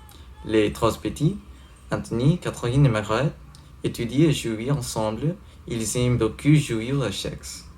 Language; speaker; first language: French; non-native, learner; English